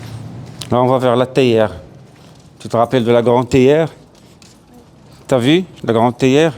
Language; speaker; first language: French; non-native, local second language; Arabic